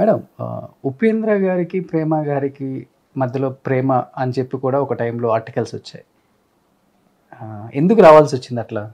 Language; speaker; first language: Telugu; native; Telugu